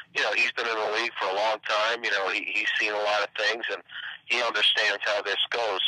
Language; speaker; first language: English; native; English